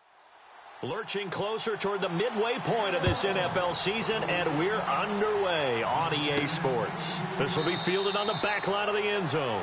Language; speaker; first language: English; native; English